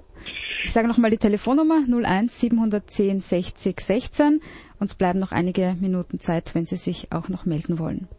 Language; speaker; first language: German; native; German